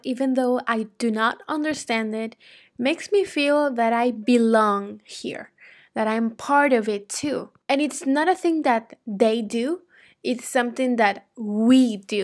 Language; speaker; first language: English; non-native, fluent; Spanish